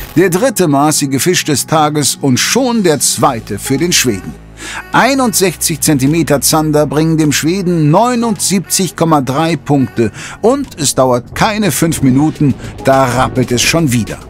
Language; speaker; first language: German; native; German